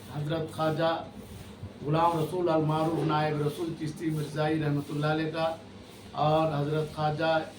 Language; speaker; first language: Urdu; native; Urdu